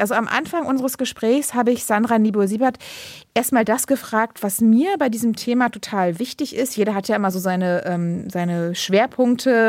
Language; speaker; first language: German; native; German